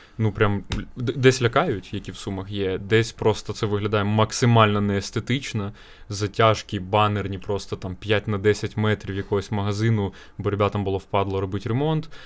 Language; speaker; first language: Ukrainian; native; Ukrainian